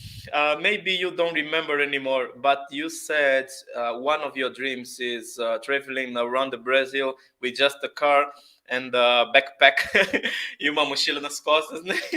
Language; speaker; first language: English; non-native, fluent; Portuguese